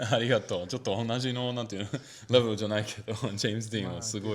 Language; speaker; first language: Japanese; non-native, learner; English